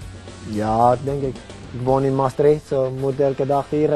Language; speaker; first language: Dutch; non-native, learner; Estonian